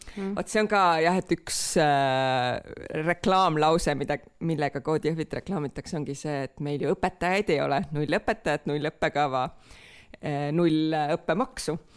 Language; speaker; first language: Estonian; native; Estonian